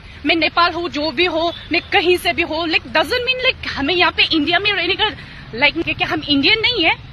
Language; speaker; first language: Hindi; non-native, local second language; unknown